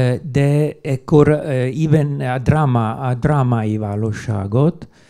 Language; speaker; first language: Hungarian; non-native, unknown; Italian